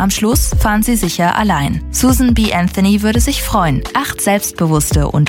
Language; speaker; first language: German; native; German